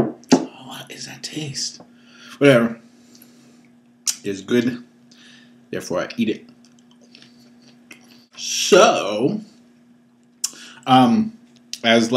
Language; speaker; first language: English; native; English